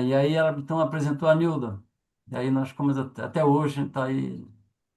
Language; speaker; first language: Portuguese; native; Portuguese